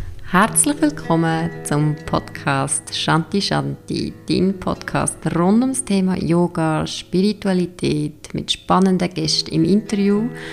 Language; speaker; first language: German; native; German